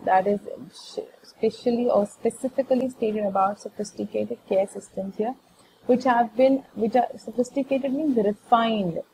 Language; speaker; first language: English; non-native, local second language; Hindi